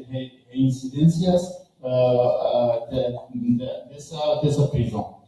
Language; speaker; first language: Portuguese; non-native, learner; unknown